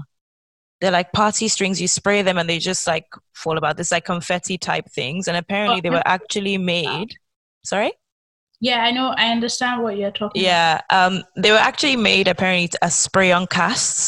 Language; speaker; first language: English; non-native, local second language; Yoruba